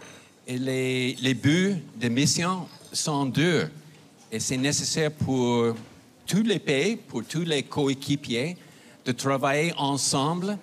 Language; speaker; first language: French; non-native, fluent; English